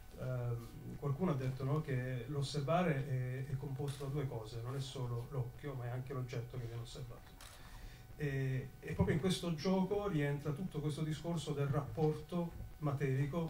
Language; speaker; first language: Italian; native; Italian